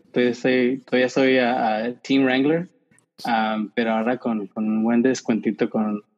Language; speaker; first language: Spanish; early bilingual, heritage; Spanish